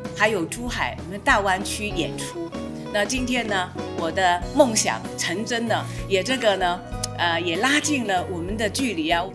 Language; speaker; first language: Chinese; non-native, local second language; Cantonese